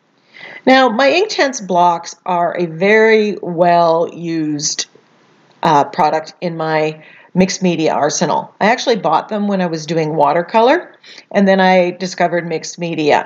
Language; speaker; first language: English; native; English